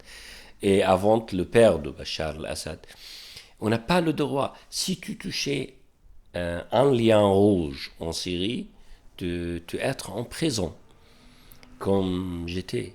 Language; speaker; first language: French; non-native, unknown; Arabic